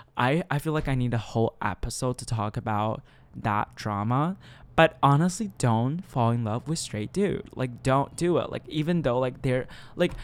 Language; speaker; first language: English; non-native, fluent; Chinese